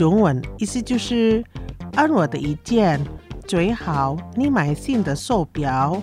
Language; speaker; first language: Chinese; early bilingual, heritage; Chinese